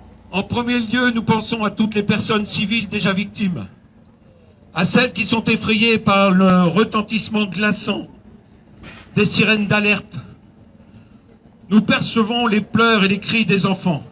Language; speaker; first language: French; native; French